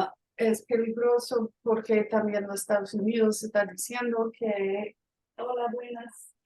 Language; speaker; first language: Spanish; non-native, fluent; English